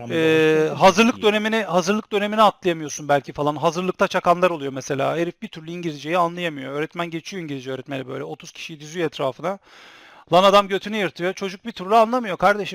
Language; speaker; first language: Turkish; native; Turkish